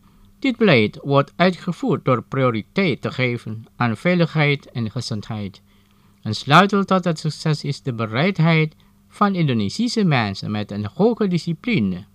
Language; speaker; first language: Dutch; non-native, fluent; Indonesian